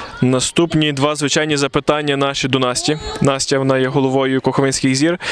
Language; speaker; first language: Ukrainian; native; Ukrainian